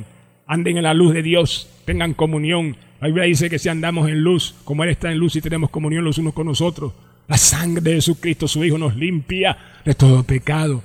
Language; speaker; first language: Spanish; native; Spanish